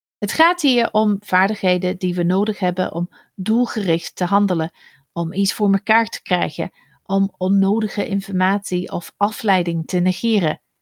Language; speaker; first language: Dutch; non-native, fluent; English